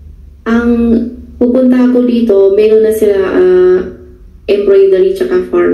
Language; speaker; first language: Filipino; non-native, learner; Chinese